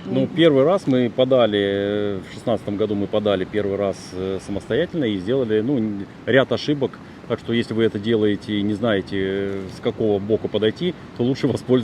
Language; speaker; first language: Russian; native; Russian